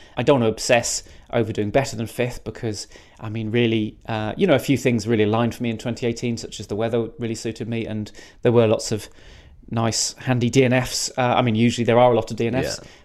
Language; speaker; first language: English; native; English